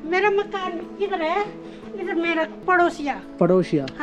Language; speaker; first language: Hindi; non-native, local second language; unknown